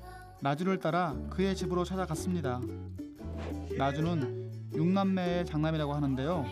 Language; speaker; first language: Korean; native; Korean